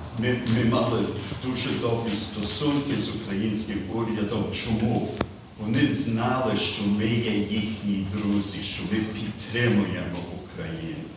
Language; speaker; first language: Ukrainian; early bilingual, heritage; Ukrainian